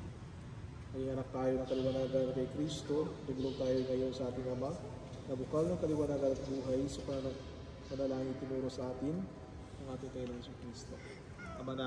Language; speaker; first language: Filipino; native; Filipino